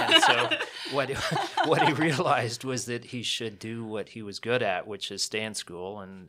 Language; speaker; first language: English; native; English